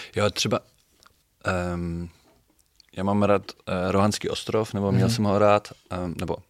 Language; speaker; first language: Czech; non-native, fluent; German